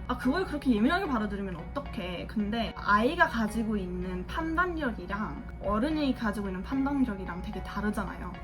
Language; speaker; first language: Korean; early bilingual, heritage; Korean